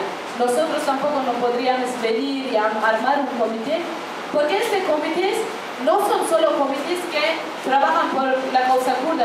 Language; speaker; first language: Spanish; non-native, fluent; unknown